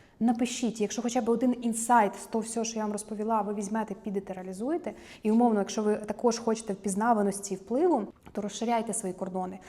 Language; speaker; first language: Ukrainian; native; Ukrainian